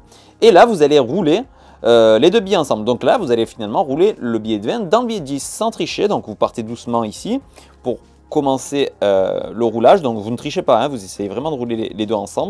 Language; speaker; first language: French; native; French